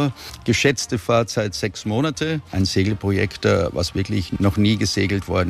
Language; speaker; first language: German; native; German